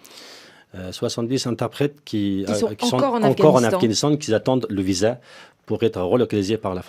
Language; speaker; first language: French; non-native, fluent; Persian